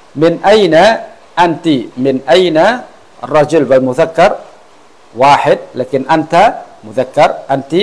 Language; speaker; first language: Arabic; non-native, fluent; Khmer